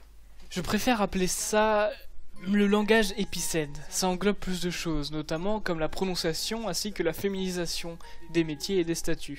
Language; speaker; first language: French; native; French